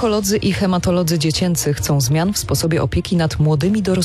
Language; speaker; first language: Polish; native; Polish